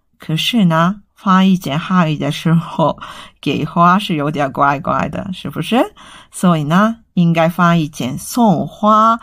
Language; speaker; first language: Chinese; non-native, fluent; Japanese